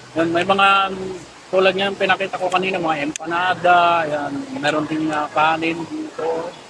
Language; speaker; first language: Filipino; non-native, local second language; Iloko